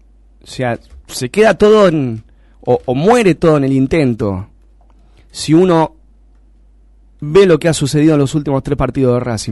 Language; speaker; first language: Spanish; native; Spanish